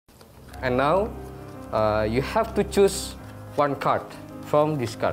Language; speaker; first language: English; non-native, learner; Indonesian